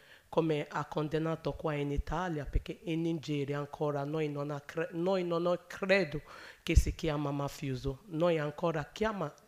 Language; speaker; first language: Italian; non-native, learner; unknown